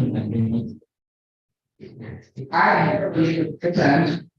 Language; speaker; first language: English; non-native, fluent; Indonesian